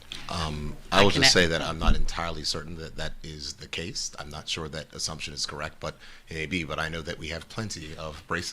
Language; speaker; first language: English; native; English